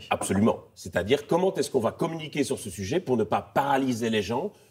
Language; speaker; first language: French; native; French